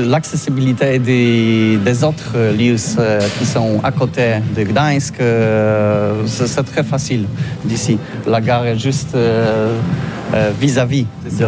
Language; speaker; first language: French; non-native, learner; Polish